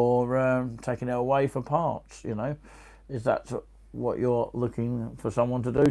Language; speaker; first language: English; native; English